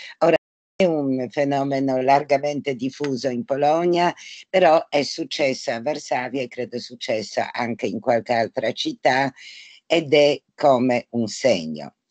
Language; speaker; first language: Italian; non-native, fluent; Polish